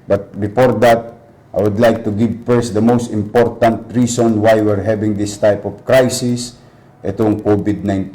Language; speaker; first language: English; non-native, local second language; Filipino